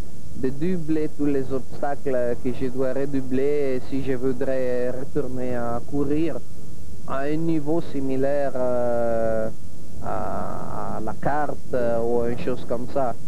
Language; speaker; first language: French; non-native, fluent; Italian